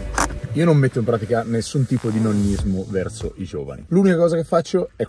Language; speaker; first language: Italian; native; Italian